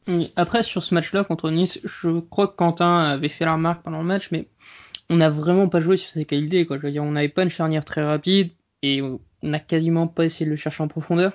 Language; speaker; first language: French; native; French